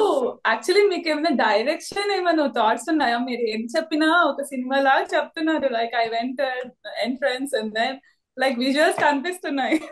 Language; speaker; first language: Telugu; native; Telugu